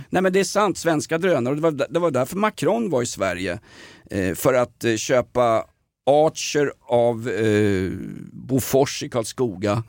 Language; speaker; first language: Swedish; native; Swedish